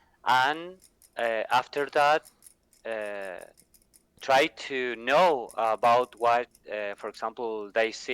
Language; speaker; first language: English; non-native, learner; Spanish